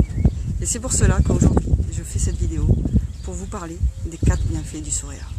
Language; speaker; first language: French; native; French